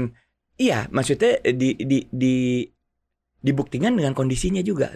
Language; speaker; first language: Indonesian; native; Indonesian